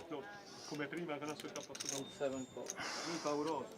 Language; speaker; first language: Italian; non-native, fluent; Albanian